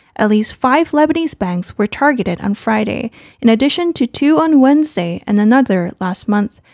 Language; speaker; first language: English; non-native, fluent; Chinese